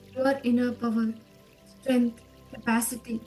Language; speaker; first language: English; non-native, local second language; Kannada